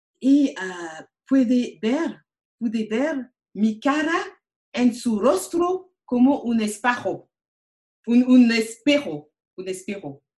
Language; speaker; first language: Spanish; non-native, learner; French